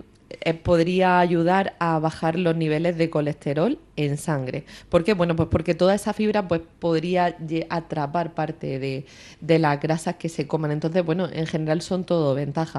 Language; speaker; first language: Spanish; native; Spanish